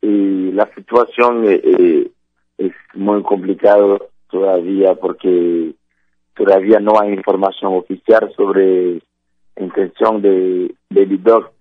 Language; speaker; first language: Spanish; non-native, fluent; Haitian Creole